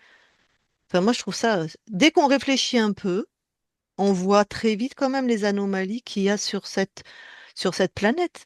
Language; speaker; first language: French; native; French